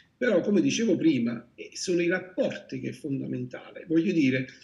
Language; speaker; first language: Italian; native; Italian